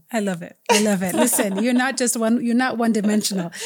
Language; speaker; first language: English; native; English